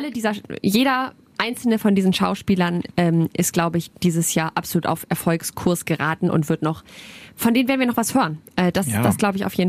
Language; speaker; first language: German; native; German